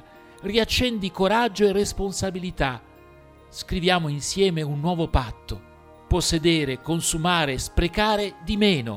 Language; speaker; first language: Italian; native; Italian